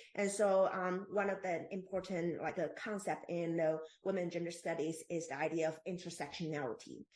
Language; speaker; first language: English; non-native, fluent; Chinese